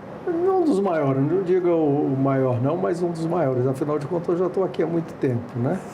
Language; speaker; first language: Portuguese; native; Portuguese